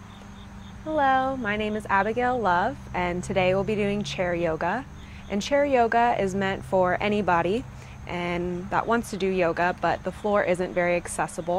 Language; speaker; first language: English; native; English